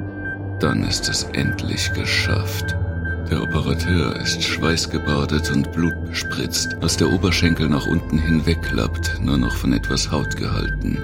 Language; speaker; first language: German; native; German